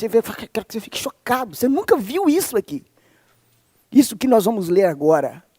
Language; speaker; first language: Portuguese; native; Portuguese